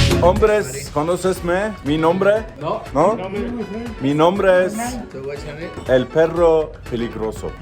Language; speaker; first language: Spanish; non-native, learner; Turkish